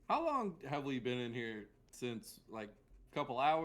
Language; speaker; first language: English; native; English